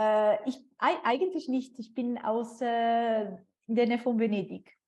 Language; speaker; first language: German; non-native, fluent; Italian